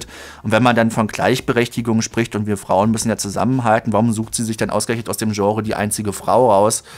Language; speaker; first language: German; native; German